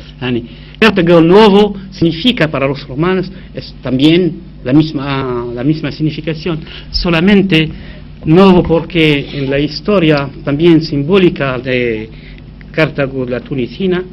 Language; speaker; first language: Spanish; non-native, fluent; Arabic